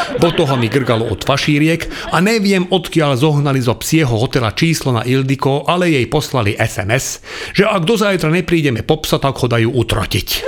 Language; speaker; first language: Slovak; non-native, local second language; Hungarian